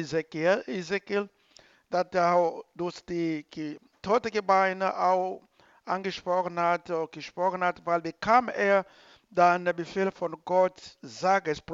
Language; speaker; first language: German; non-native, learner; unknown